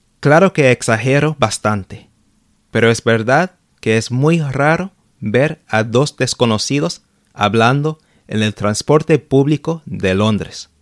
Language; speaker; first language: Spanish; non-native, fluent; English